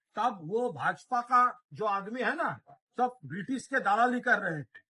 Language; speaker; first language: Hindi; non-native, local second language; Bangla